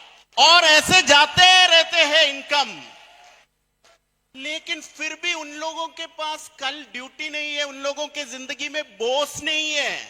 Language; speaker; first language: Hindi; non-native, fluent; Bangla